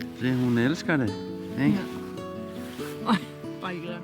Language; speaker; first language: Danish; non-native, learner; Thai